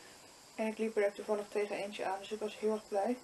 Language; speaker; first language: Dutch; native; Dutch